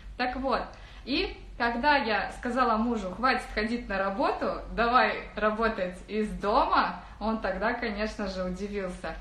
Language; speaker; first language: Russian; native; Russian